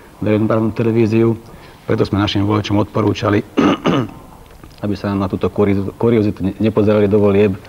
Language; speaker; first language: Slovak; non-native, local second language; Hungarian